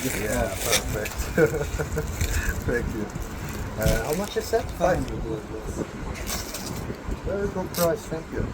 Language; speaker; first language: English; non-native, learner; German